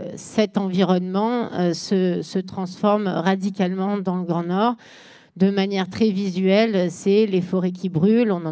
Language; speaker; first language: French; native; French